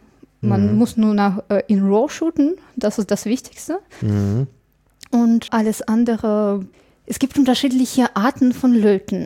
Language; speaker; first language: German; non-native, fluent; English